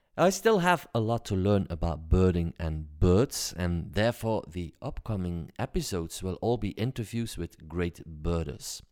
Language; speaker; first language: English; non-native, fluent; Dutch